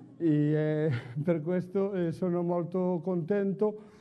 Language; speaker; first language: Italian; non-native, learner; Spanish